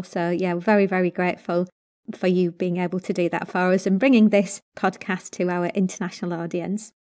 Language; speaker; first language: English; native; English